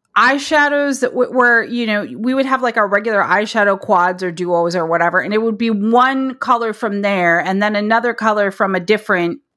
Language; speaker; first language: English; native; English